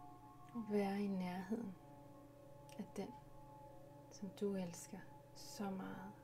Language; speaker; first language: Danish; native; Danish